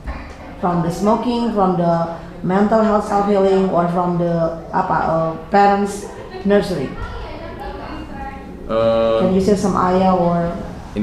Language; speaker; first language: English; non-native, learner; Indonesian